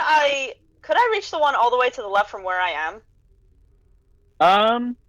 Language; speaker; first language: English; native; English